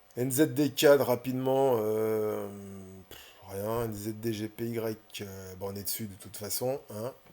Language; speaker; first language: French; native; French